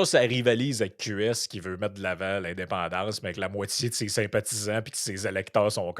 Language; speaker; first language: French; native; French